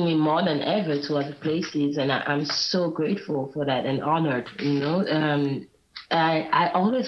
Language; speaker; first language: English; non-native, fluent; Guadeloupean Creole French